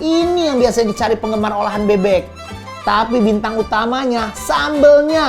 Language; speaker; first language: Indonesian; native; Indonesian